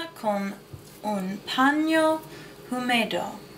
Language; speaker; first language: Spanish; non-native, learner; English